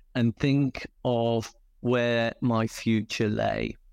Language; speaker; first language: English; native; English